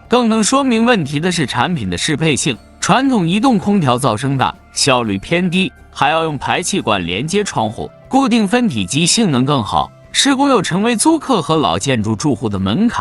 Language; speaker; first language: Chinese; native; Chinese